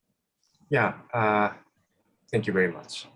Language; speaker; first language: English; non-native, fluent; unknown